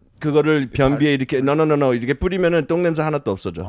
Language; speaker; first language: Korean; early bilingual, heritage; Korean